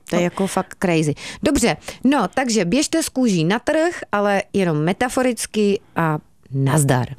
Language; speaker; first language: Czech; native; Czech